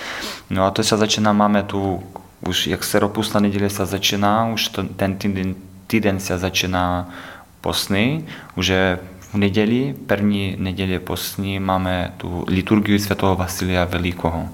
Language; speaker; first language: Czech; non-native, learner; Ukrainian